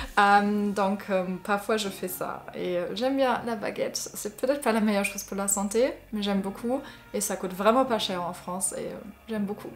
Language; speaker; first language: French; non-native, fluent; German